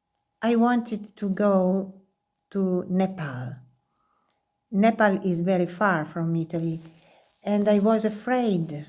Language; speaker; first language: English; non-native, learner; Italian